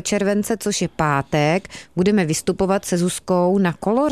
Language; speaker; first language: Czech; native; Czech